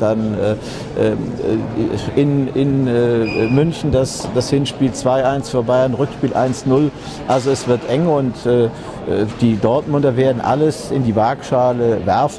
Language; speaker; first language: German; native; German